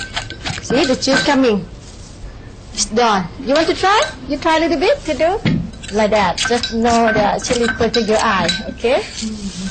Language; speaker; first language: English; non-native, learner; Thai